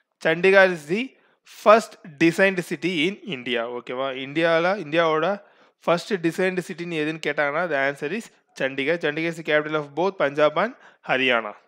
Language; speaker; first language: English; non-native, local second language; Tamil